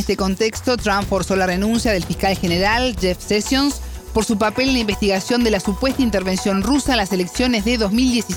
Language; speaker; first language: Spanish; native; Spanish